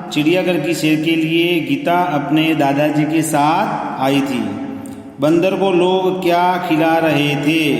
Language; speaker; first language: Hindi; non-native, local second language; Gujarati